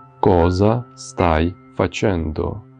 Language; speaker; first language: Italian; non-native, fluent; Ukrainian